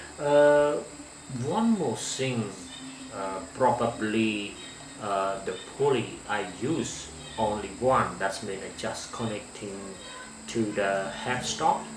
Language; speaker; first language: English; non-native, learner; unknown